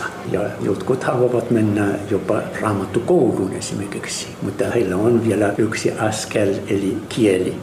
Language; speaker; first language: Finnish; non-native, learner; Arabic